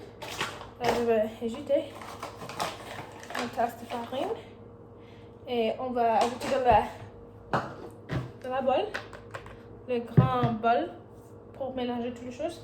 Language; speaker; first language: French; non-native, learner; English